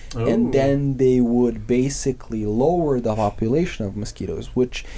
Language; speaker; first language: English; non-native, fluent; Serbian